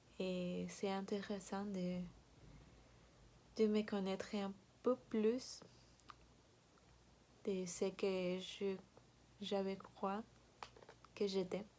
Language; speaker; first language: French; non-native, learner; Spanish